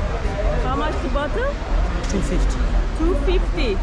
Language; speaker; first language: English; non-native, learner; Turkish